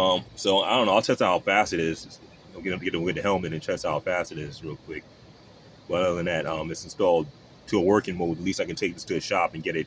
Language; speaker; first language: English; native; English